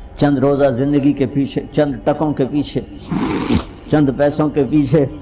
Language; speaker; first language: Urdu; non-native, local second language; Punjabi